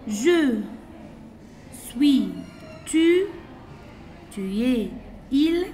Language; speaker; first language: French; non-native, fluent; Arabic